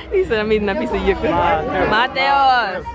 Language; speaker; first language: Spanish; non-native, learner; English